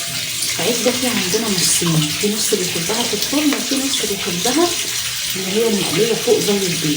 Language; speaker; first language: Arabic; native; Arabic